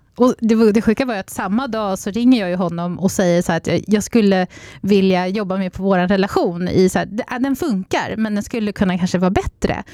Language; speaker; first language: Swedish; native; Swedish